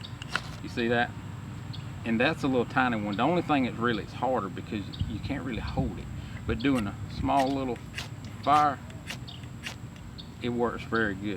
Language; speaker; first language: English; native; English